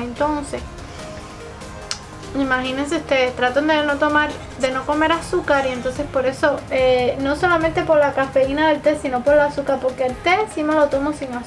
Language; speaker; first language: Spanish; native; Spanish